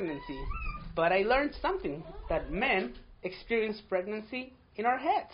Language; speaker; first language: English; non-native, fluent; Spanish